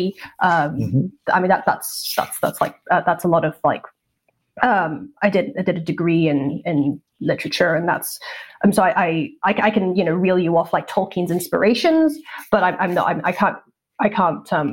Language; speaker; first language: English; non-native, local second language; Cantonese